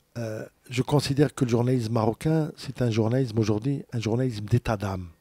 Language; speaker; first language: French; non-native, local second language; Arabic